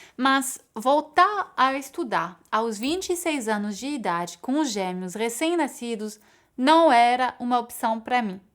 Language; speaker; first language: Portuguese; non-native, fluent; French